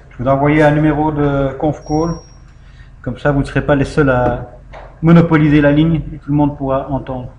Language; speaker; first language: French; native; French